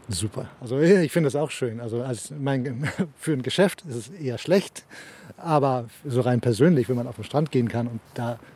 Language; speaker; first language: German; early bilingual, heritage; German